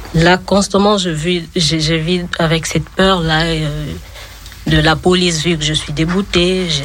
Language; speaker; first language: French; non-native, local second language; Lingala